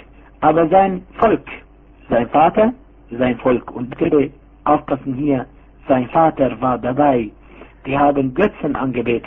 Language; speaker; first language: German; non-native, fluent; Arabic